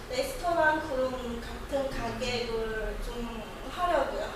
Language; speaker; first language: Korean; non-native, learner; Chinese